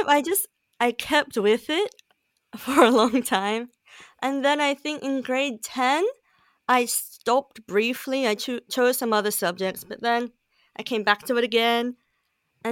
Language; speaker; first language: English; native; English